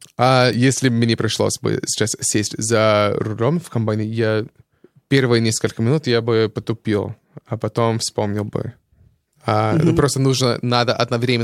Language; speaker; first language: Russian; non-native, fluent; English